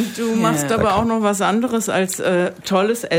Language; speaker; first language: German; native; German